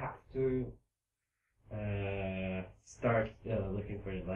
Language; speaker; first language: English; non-native, fluent; Japanese